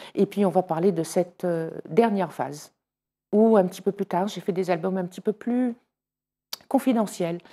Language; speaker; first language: French; native; French